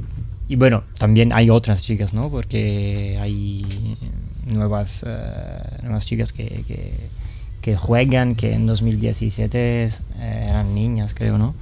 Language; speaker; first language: Spanish; non-native, fluent; Italian